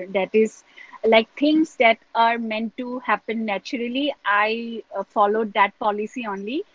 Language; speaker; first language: English; non-native, local second language; Assamese